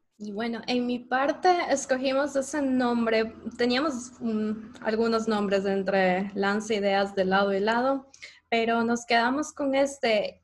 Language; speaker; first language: Spanish; native; Spanish